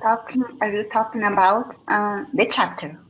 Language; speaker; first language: English; non-native, fluent; Portuguese